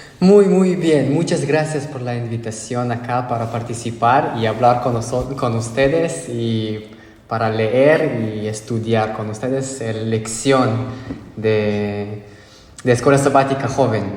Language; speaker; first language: Spanish; non-native, fluent; Hebrew